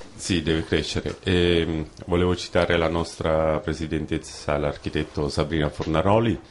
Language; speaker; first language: Italian; native; Italian